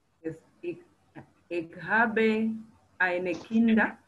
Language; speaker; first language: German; non-native, learner; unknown